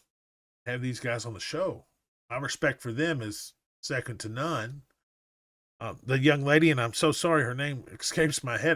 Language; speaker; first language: English; native; English